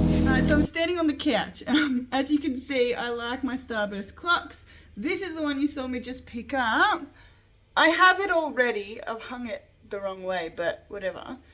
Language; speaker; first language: English; native; English